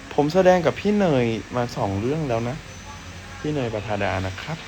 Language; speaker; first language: Thai; native; Thai